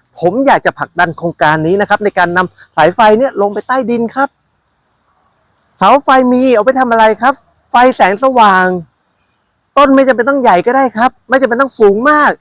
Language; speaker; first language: Thai; native; Thai